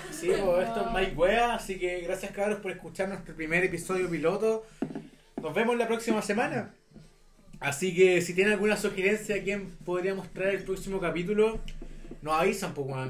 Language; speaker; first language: Spanish; native; Spanish